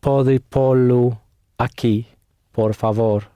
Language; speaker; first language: Portuguese; non-native, learner; English